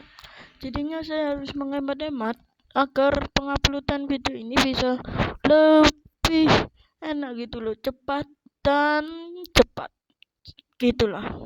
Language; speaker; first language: Indonesian; native; Indonesian